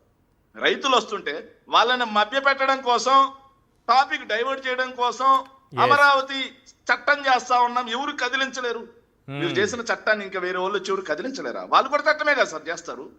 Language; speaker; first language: Telugu; native; Telugu